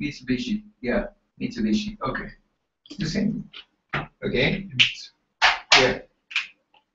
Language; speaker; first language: English; non-native, learner; Japanese